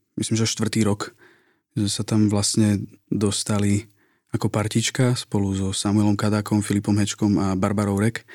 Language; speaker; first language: Slovak; native; Slovak